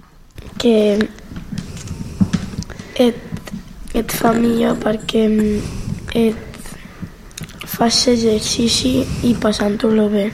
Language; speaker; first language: Catalan; non-native, local second language; Spanish